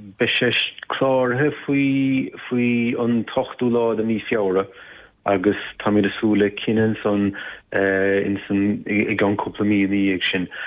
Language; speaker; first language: Irish; native; Irish